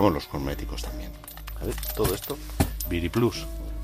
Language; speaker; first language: Spanish; native; Spanish